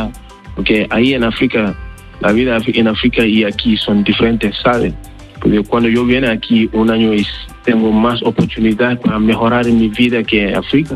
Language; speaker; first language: Spanish; non-native, learner; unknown